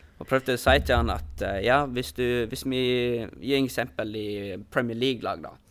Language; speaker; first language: Norwegian; early bilingual, heritage; Norwegian